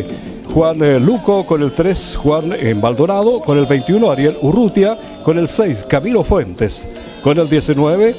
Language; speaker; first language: Spanish; native; Spanish